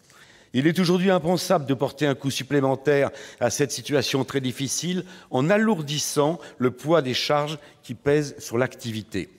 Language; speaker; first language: French; native; French